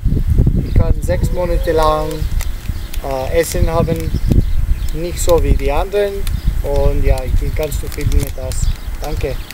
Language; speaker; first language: German; non-native, learner; Italian